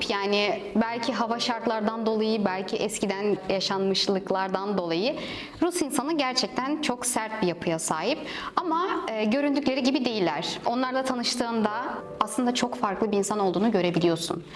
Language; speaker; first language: Turkish; non-native, fluent; Russian